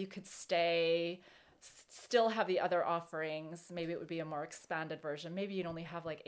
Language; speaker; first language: English; native; English